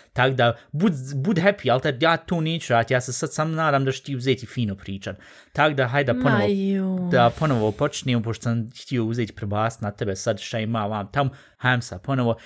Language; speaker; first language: Bosnian; early bilingual, heritage; Bosnian